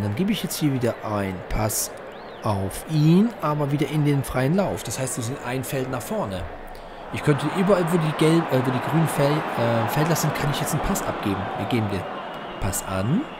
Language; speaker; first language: German; native; German